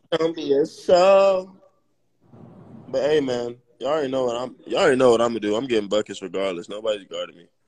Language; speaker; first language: English; native; English